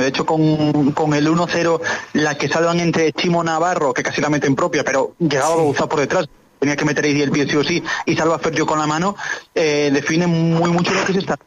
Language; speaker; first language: Spanish; native; Spanish